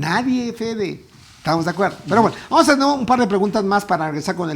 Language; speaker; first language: Spanish; native; Spanish